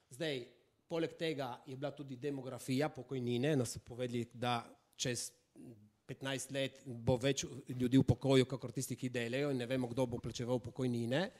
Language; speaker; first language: Slovenian; native; Slovenian